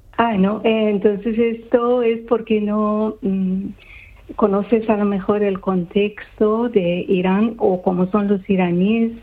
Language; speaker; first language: Spanish; non-native, fluent; Persian